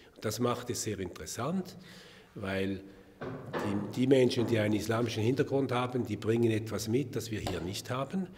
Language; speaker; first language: German; native; German